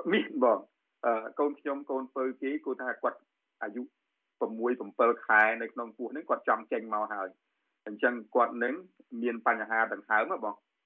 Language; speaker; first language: Khmer; native; Khmer